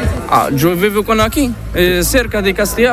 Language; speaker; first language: Spanish; non-native, learner; Arabic